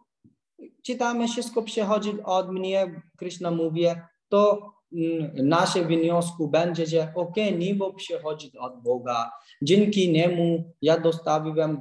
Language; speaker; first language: Polish; non-native, learner; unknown